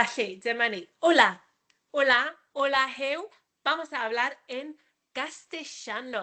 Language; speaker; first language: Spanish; non-native, fluent; Welsh